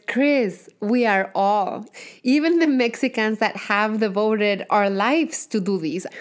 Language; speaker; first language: English; non-native, fluent; Spanish